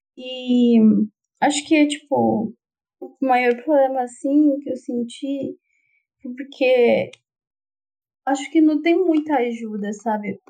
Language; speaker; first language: Portuguese; non-native, fluent; Spanish